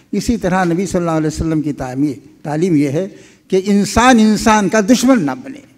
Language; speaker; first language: Urdu; native; Urdu